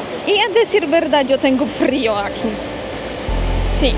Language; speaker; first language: Spanish; non-native, fluent; Polish